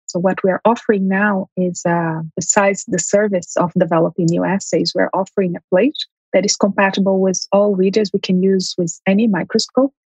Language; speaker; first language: English; early bilingual, heritage; Armenian